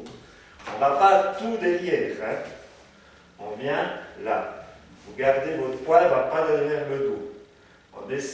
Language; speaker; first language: French; native; French